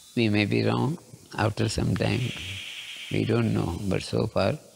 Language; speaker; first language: English; non-native, local second language; Kannada